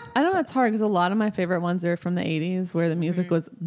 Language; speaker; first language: English; native; English